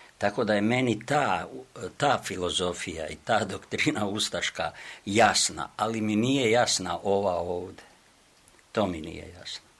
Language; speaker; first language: Serbian; native; Serbian